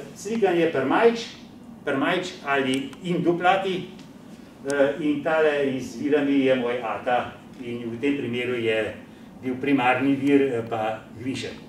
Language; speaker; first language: Slovenian; native; Slovenian